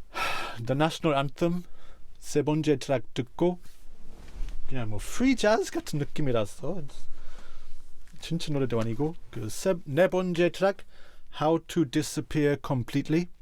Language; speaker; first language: Korean; non-native, fluent; English